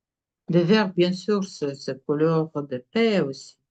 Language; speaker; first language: French; non-native, learner; Russian